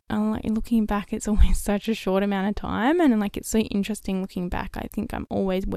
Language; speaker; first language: English; native; English